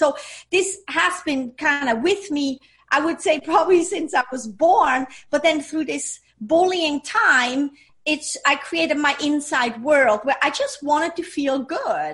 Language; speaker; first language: English; non-native, fluent; Swiss German